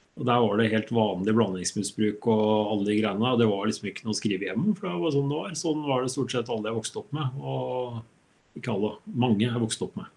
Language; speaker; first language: Norwegian; native; Norwegian